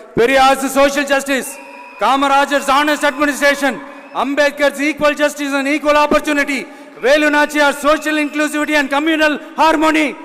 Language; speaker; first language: English; non-native, local second language; Tamil